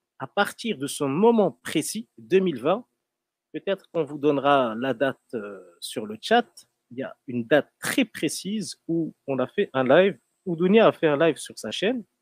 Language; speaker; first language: French; non-native, local second language; Arabic